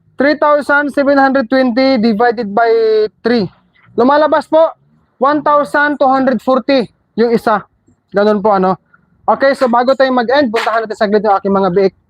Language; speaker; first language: Filipino; non-native, local second language; Cebuano